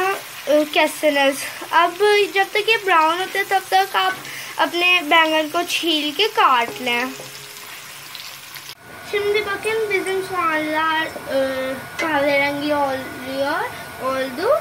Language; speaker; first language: Turkish; non-native, learner; Urdu